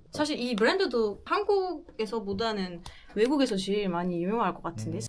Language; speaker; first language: Korean; non-native, fluent; French